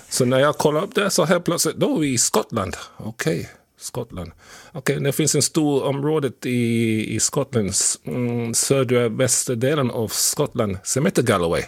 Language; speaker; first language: Swedish; non-native, fluent; English